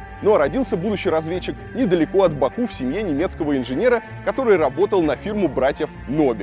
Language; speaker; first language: Russian; native; Russian